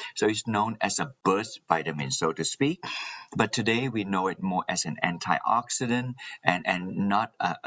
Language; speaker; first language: English; non-native, local second language; Min Nan Chinese